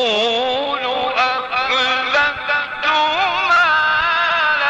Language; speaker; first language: Arabic; native; Arabic